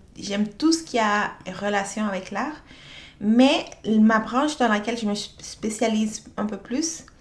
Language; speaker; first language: French; early bilingual, other home language; Spanish